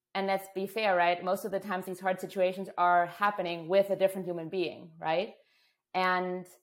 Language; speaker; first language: English; non-native, fluent; German